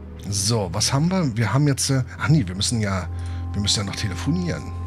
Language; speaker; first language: German; native; German